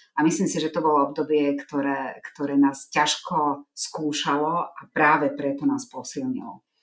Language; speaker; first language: Slovak; non-native, local second language; Hungarian